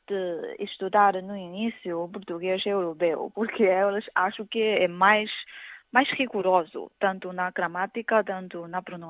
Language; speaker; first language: Portuguese; non-native, fluent; Chinese